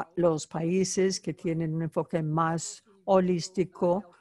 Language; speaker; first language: Spanish; non-native, fluent; Bulgarian